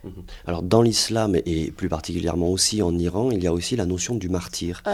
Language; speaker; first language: French; native; French